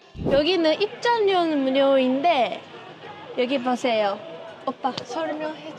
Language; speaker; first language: Korean; non-native, learner; Japanese